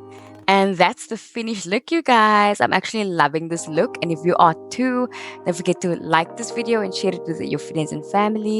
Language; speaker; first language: English; native; English